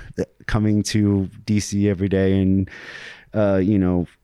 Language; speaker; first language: English; native; English